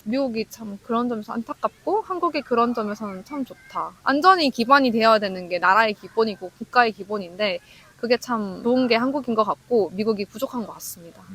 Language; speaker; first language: Korean; native; Korean